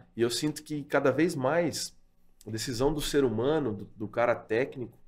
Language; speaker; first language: Portuguese; native; Portuguese